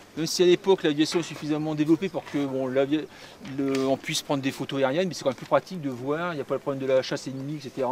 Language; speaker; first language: French; native; French